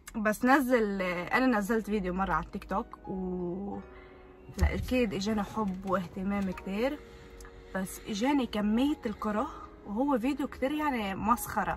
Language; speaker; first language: Arabic; early bilingual, heritage; Arabic